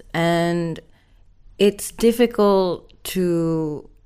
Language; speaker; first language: English; non-native, fluent; Indonesian